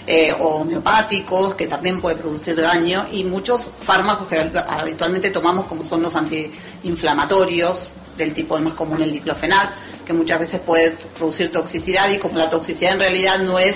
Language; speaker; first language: Spanish; native; Spanish